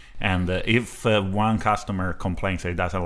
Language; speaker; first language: English; non-native, fluent; Italian